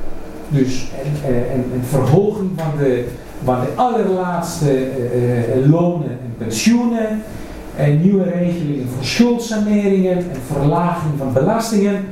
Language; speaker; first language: Dutch; non-native, fluent; Greek